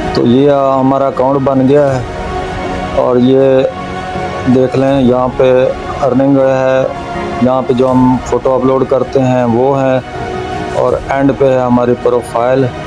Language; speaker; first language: Urdu; native; Urdu